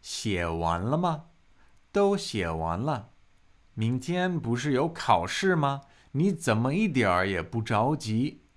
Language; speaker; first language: Chinese; non-native, fluent; English